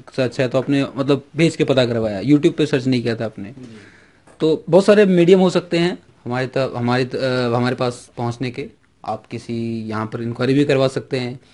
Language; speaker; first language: Hindi; native; Hindi